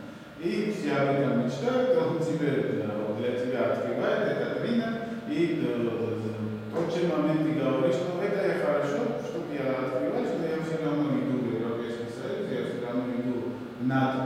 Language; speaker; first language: Russian; non-native, fluent; Georgian